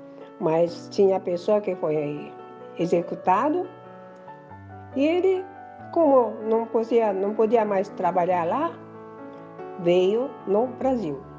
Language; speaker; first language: Portuguese; early bilingual, other home language; Japanese